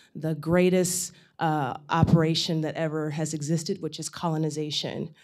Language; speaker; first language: English; native; English